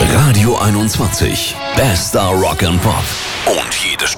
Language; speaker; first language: German; native; German